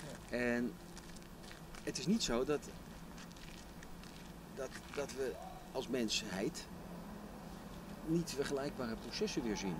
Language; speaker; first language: Dutch; native; Dutch